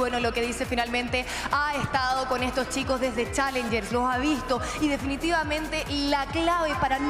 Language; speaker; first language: Spanish; native; Spanish